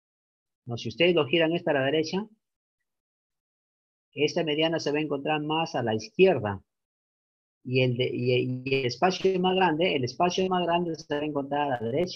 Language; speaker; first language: Spanish; native; Spanish